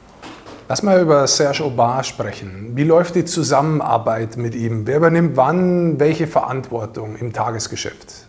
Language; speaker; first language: German; native; German